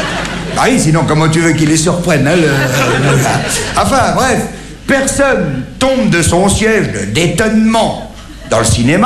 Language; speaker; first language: French; native; French